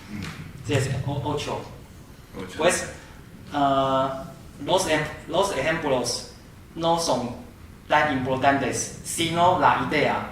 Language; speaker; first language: Spanish; non-native, fluent; Chinese